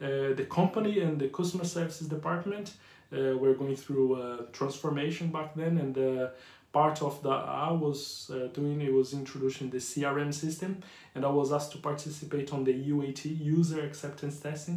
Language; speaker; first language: English; non-native, fluent; Portuguese